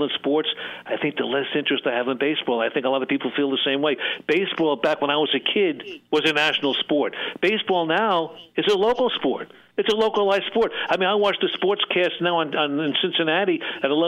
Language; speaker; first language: English; native; English